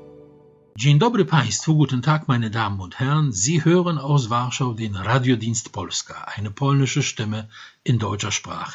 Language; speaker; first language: German; non-native, fluent; Polish